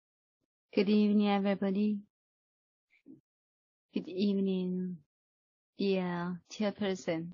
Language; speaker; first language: English; non-native, fluent; Chinese